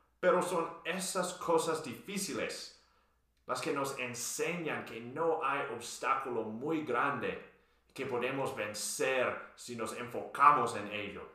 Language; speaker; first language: Spanish; non-native, fluent; English